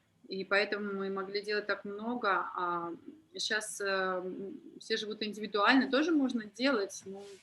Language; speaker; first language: Russian; native; Russian